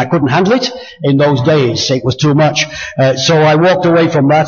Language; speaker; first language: English; native; English